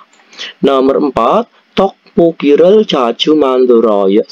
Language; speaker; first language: Korean; non-native, fluent; Indonesian